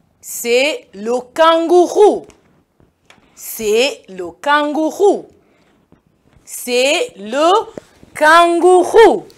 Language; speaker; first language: French; non-native, local second language; Kinyarwanda